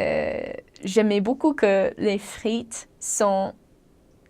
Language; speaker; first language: French; non-native, fluent; English